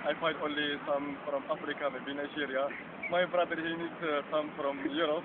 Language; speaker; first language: English; non-native, learner; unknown